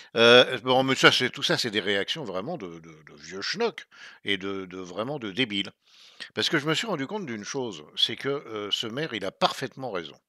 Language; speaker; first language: French; native; French